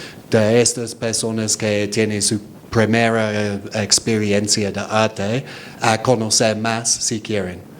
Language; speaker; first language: Spanish; non-native, fluent; English